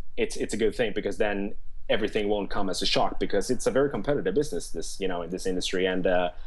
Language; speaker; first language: English; non-native, fluent; Swedish